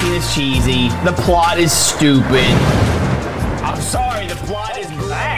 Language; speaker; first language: English; native; English